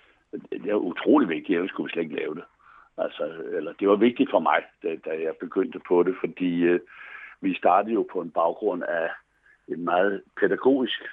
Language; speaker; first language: Danish; native; Danish